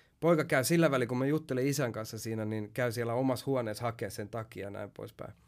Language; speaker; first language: Finnish; early bilingual, heritage; Finnish